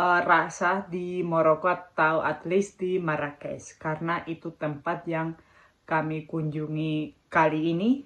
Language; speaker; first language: Indonesian; non-native, fluent; Spanish